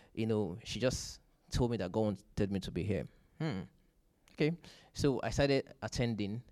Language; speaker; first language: English; non-native, local second language; Yoruba